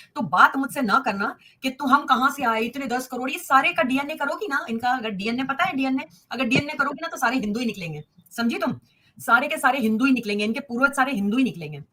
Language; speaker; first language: Hindi; native; Hindi